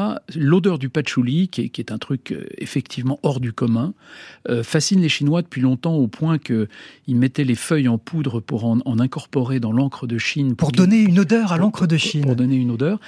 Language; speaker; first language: French; native; French